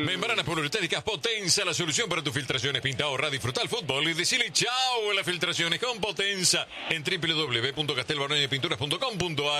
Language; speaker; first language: Spanish; native; Spanish